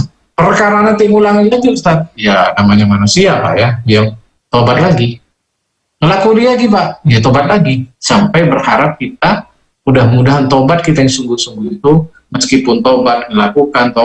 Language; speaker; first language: Indonesian; native; Indonesian